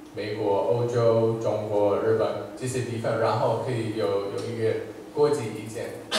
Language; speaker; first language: Chinese; non-native, fluent; English